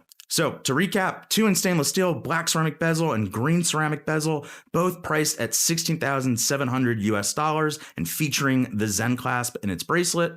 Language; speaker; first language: English; native; English